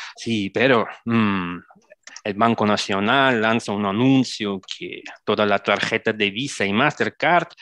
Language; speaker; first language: Spanish; non-native, fluent; Russian